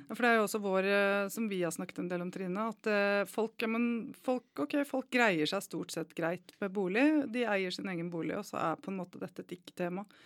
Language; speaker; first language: Norwegian; native; Norwegian